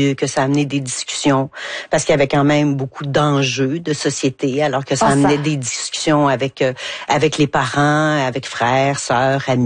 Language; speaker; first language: French; native; French